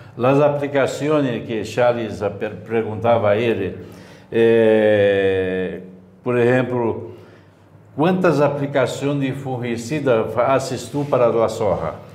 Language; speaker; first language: Spanish; non-native, learner; Portuguese